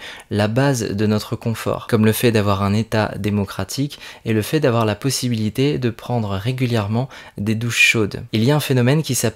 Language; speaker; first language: French; native; French